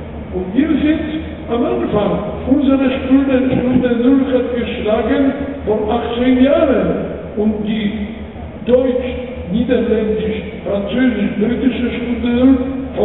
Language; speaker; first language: German; non-native, fluent; Polish